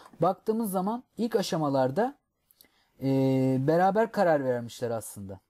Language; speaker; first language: Turkish; native; Turkish